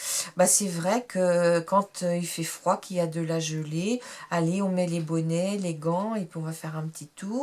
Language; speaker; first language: French; native; French